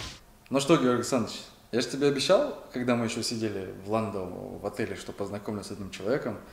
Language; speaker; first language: Russian; native; Russian